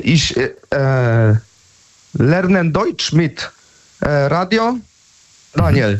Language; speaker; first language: German; non-native, learner; Polish